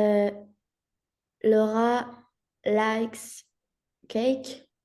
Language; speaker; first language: English; non-native, learner; French